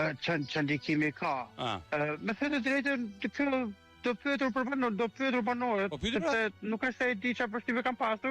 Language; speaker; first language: Albanian; native; Albanian